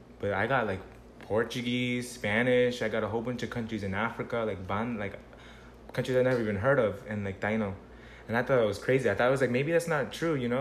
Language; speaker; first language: English; early bilingual, other home language; Spanish